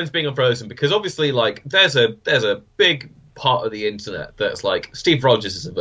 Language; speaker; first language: English; native; English